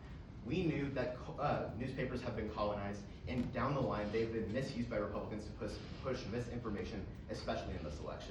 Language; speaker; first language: English; native; English